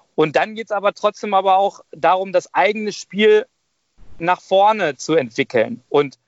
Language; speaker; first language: German; native; German